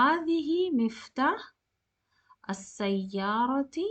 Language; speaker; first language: Arabic; non-native, fluent; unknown